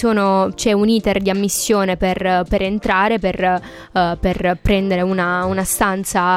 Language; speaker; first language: Italian; native; Italian